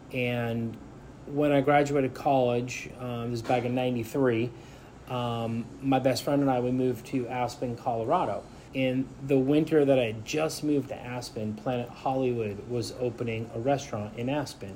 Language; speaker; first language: English; native; English